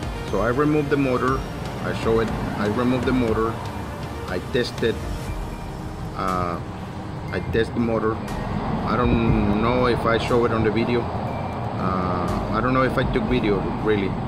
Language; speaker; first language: English; non-native, fluent; Spanish